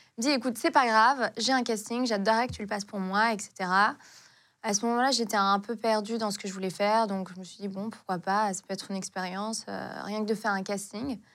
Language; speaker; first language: French; non-native, local second language; Arabic